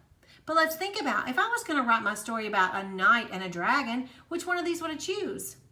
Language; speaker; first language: English; native; English